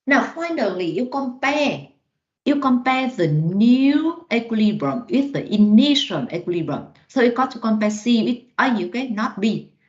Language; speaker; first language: English; non-native, fluent; Vietnamese